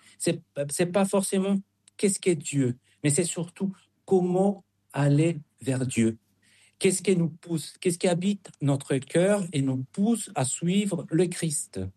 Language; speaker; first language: French; non-native, fluent; Spanish